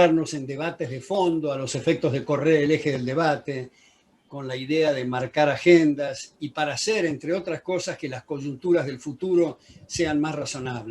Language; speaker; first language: Spanish; native; Spanish